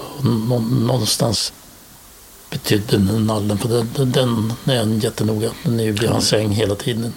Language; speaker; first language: Swedish; native; Swedish